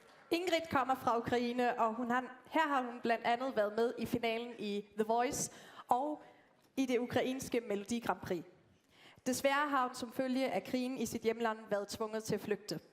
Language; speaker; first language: Danish; native; Danish